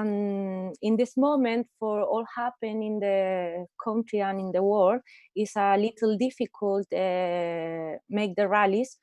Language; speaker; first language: English; non-native, learner; Spanish